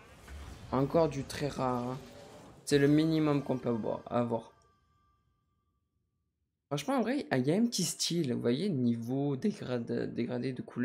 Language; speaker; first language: French; native; French